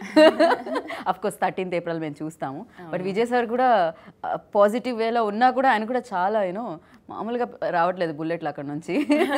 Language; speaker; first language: Telugu; native; Telugu